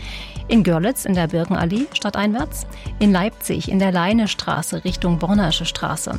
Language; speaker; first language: German; native; German